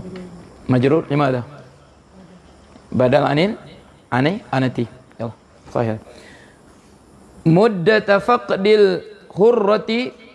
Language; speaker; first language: Arabic; non-native, fluent; Malay